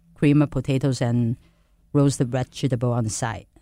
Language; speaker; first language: English; non-native, local second language; Cantonese